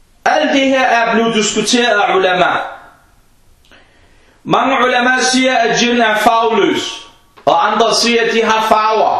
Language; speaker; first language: Danish; non-native, fluent; Arabic